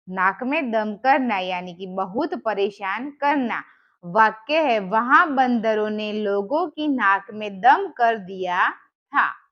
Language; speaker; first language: Hindi; non-native, local second language; Gujarati